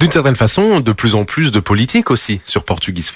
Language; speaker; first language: French; early bilingual, other home language; Portuguese